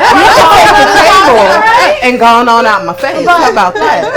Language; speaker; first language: English; native; English